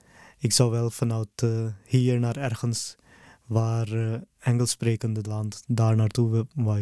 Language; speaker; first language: Dutch; early bilingual, other home language; Urdu